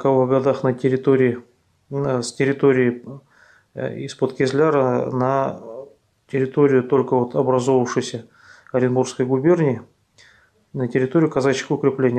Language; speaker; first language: Russian; native; Russian